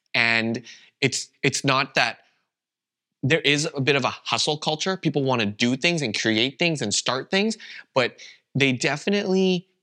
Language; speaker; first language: English; non-native, fluent; Vietnamese